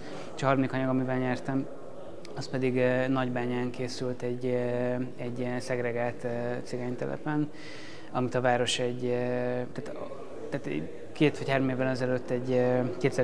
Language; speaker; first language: Hungarian; native; Hungarian